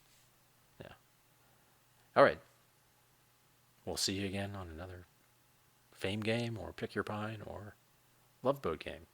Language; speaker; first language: English; native; English